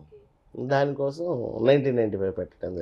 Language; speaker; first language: Telugu; native; Telugu